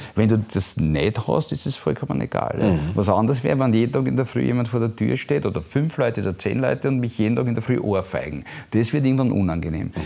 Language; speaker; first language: German; native; German